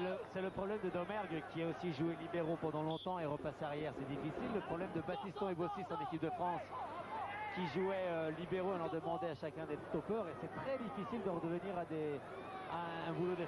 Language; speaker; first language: French; native; French